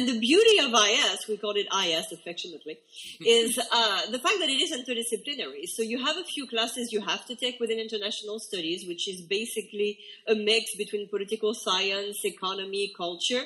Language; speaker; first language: English; non-native, fluent; French